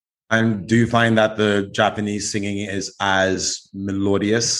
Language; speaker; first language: English; native; English